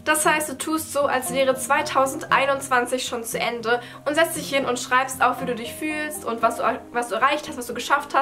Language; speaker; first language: German; native; German